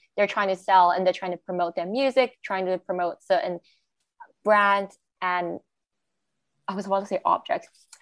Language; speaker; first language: English; non-native, local second language; Chinese